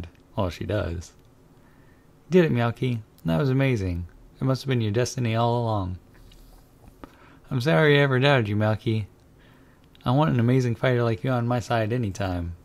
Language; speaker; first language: English; native; English